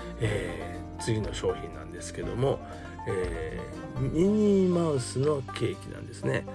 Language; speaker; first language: Japanese; native; Japanese